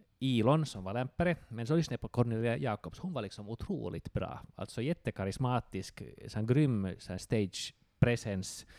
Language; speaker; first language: Swedish; native; Swedish